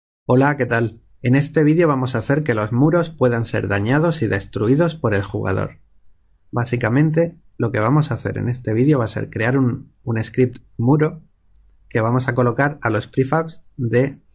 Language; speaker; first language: Spanish; native; Spanish